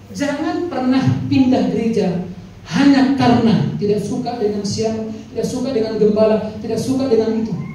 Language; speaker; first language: Indonesian; non-native, local second language; Batak Toba